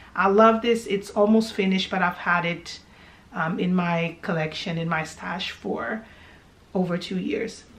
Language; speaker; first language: English; early bilingual, other home language; Portuguese